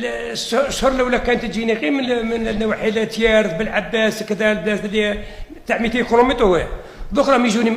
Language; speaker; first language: Arabic; native; Arabic